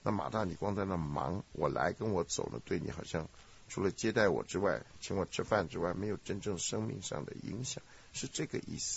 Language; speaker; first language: Chinese; native; Chinese